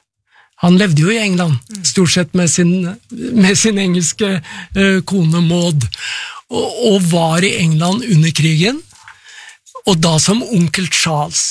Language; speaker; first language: Norwegian; native; Norwegian